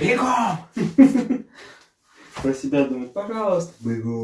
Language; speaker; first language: Russian; native; Russian